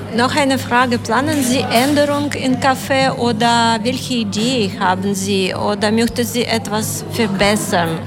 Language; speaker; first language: German; non-native, learner; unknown